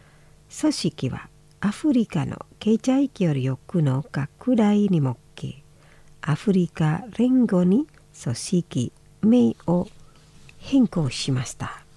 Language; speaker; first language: Japanese; non-native, fluent; Indonesian